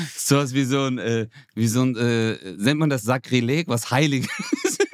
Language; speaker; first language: German; early bilingual, other home language; Turkish